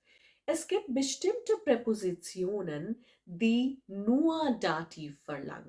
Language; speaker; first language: German; non-native, fluent; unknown